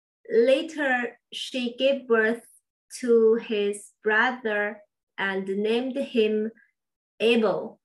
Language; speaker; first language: English; non-native, learner; Chinese